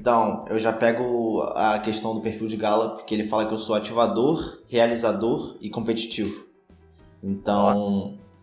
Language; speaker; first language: Portuguese; native; Portuguese